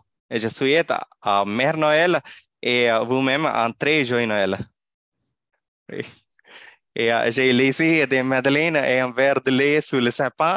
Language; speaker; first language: French; non-native, fluent; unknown